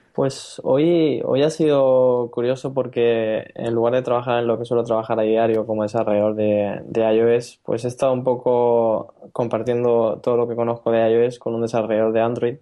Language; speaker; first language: Spanish; native; Spanish